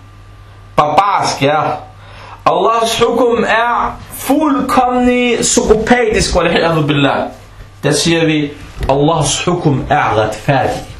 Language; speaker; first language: Danish; early bilingual, other home language; Arabic